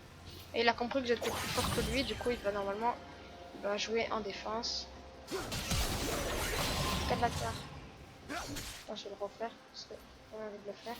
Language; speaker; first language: French; native; French